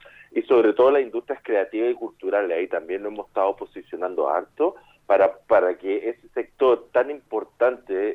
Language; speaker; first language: Spanish; native; Spanish